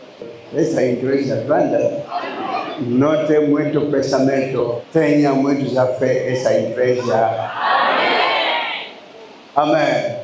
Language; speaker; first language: Portuguese; non-native, learner; Lingala